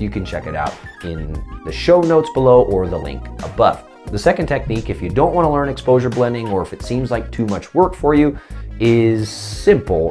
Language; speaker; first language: English; native; English